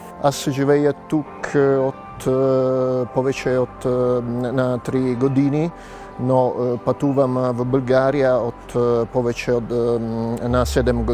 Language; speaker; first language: Bulgarian; non-native, learner; Italian